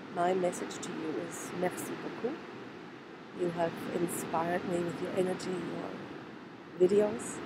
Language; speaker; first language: English; non-native, fluent; German